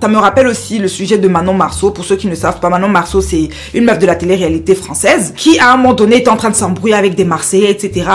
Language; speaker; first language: French; non-native, local second language; Basaa